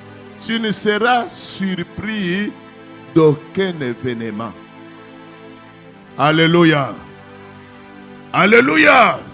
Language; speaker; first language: French; non-native, local second language; Lingala